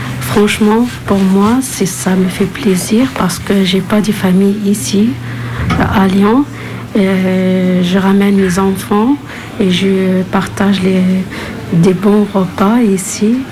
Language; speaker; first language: French; non-native, learner; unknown